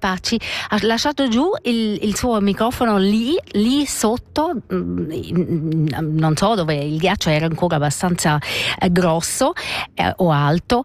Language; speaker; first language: Italian; non-native, local second language; Romansh